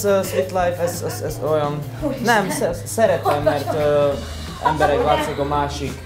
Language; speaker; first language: Hungarian; non-native, learner; Slovak